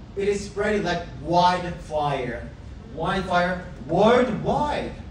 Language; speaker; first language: English; non-native, fluent; Korean